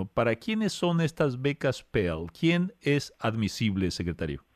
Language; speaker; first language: Spanish; native; Spanish